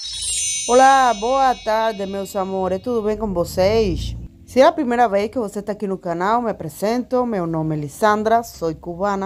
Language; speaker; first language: Portuguese; non-native, fluent; Spanish